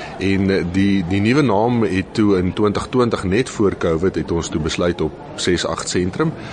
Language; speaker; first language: Afrikaans; native; Afrikaans